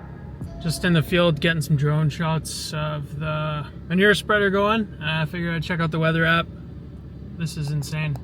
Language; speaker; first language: English; native; English